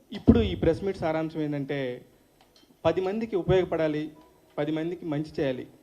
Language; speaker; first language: Telugu; native; Telugu